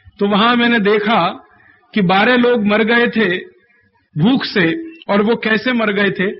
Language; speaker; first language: Hindi; native; Hindi